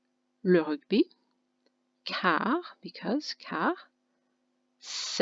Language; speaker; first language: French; non-native, fluent; English